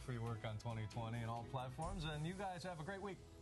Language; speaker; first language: English; native; English